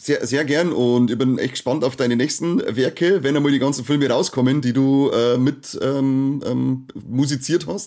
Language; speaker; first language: German; native; German